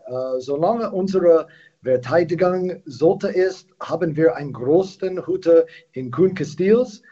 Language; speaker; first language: German; non-native, learner; English